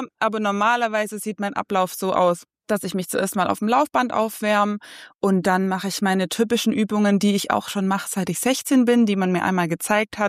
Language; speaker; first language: German; native; German